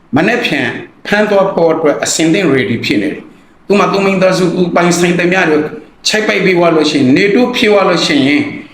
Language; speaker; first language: Burmese; native; Burmese